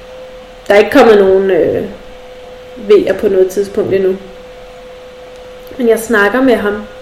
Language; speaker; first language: Danish; native; Danish